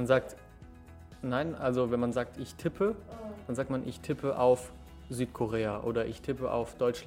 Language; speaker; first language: German; early bilingual, other home language; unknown